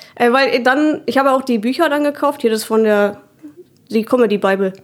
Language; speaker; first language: German; native; German